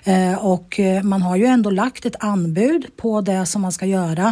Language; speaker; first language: Swedish; native; Swedish